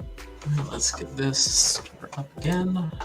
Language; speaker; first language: English; native; English